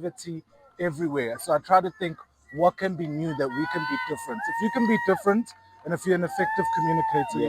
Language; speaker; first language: English; non-native, local second language; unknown